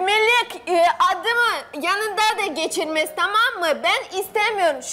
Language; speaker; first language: Turkish; non-native, learner; Russian